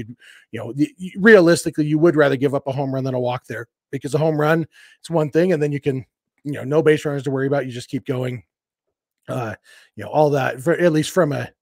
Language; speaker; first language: English; native; English